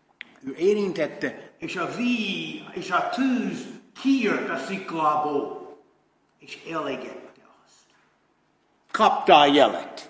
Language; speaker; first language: Hungarian; non-native, fluent; English